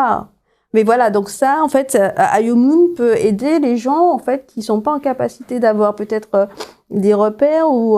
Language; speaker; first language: French; native; French